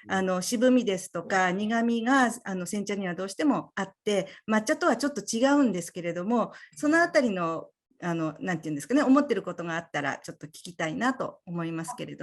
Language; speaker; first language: Japanese; native; Japanese